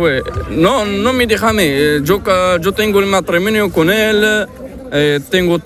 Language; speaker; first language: Spanish; non-native, learner; Arabic